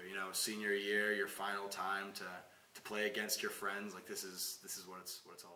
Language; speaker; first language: English; native; English